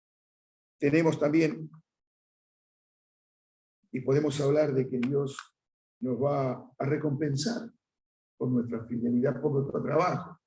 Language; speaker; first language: Spanish; native; Spanish